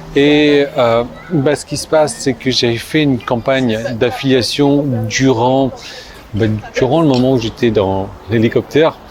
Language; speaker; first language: French; native; French